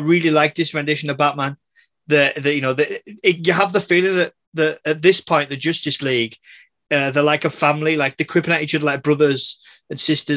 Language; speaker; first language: English; native; English